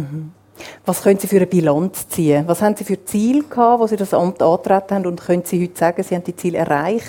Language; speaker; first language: German; native; German